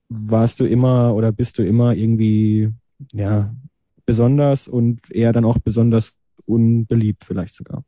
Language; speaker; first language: German; native; German